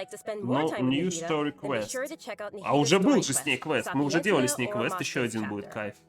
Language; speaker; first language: Russian; native; Russian